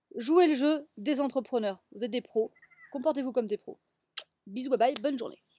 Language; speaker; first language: French; native; French